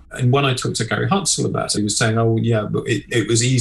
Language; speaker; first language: English; native; English